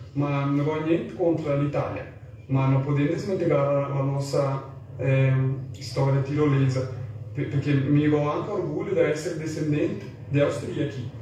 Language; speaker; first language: Italian; early bilingual, heritage; Italian